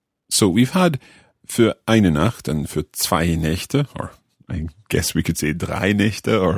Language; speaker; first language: German; non-native, learner; English